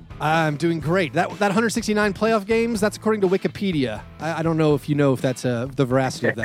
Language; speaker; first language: English; native; English